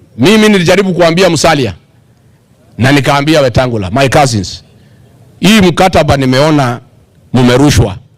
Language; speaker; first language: Swahili; non-native, local second language; Kikuyu